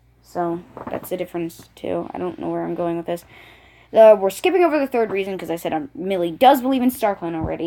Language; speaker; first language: English; native; English